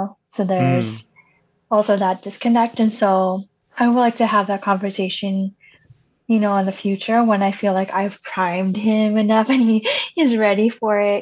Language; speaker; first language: English; early bilingual, other home language; Cebuano